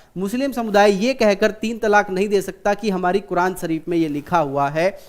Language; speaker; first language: Hindi; native; Hindi